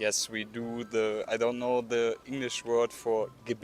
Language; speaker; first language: English; non-native, learner; German